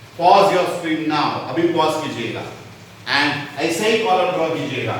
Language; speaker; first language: Hindi; non-native, local second language; Konkani